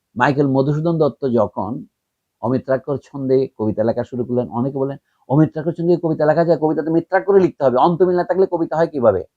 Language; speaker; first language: Bangla; native; Bangla